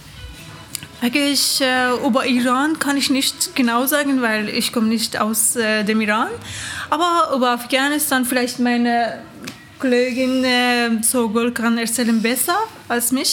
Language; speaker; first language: German; non-native, learner; Persian